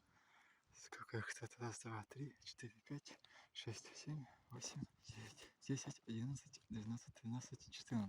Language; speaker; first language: Russian; native; Russian